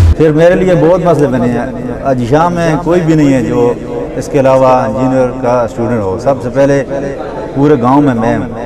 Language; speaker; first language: Urdu; non-native, local second language; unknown